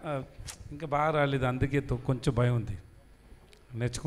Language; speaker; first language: Telugu; non-native, learner; Tamil